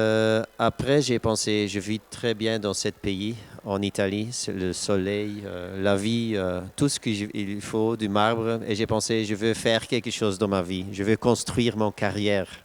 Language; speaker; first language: French; non-native, local second language; Dutch